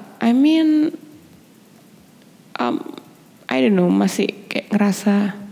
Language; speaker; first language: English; non-native, learner; Indonesian